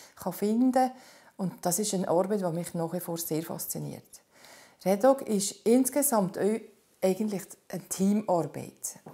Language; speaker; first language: German; native; German